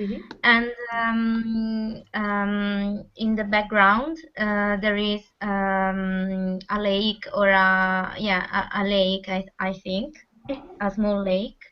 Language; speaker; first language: English; non-native, fluent; Italian